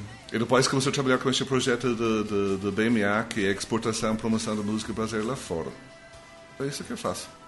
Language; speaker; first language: Portuguese; non-native, fluent; English